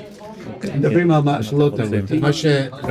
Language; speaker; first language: Hebrew; non-native, fluent; English